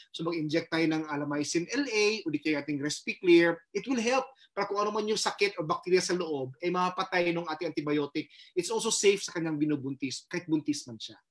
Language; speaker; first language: Filipino; non-native, local second language; Cebuano